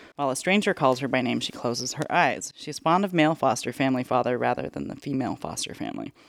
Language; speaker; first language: English; early bilingual, other home language; Korean